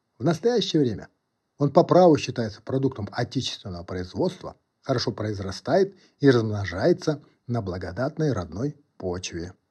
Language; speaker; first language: Russian; non-native, local second language; Kazakh